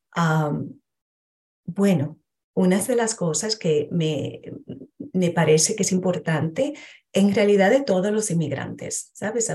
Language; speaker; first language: Spanish; early bilingual, heritage; Spanish